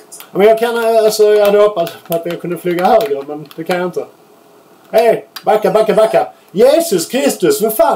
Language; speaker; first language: Swedish; native; Swedish